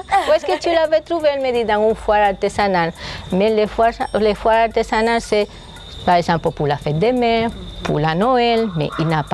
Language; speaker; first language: French; non-native, fluent; Spanish